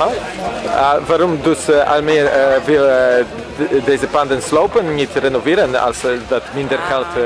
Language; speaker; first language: Dutch; non-native, learner; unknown